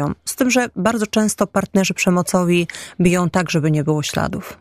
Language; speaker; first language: Polish; native; Polish